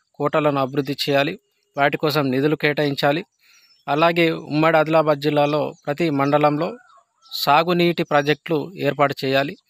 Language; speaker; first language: Telugu; non-native, local second language; Gondi